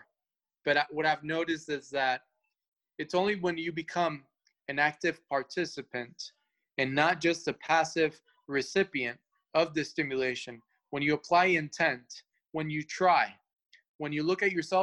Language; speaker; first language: English; early bilingual, other home language; Spanish